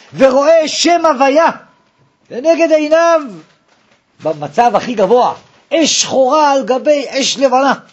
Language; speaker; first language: Hebrew; native; Hebrew